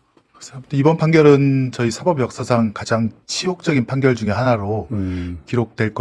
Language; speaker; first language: Korean; native; Korean